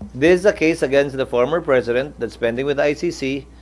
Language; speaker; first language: English; non-native, local second language; Filipino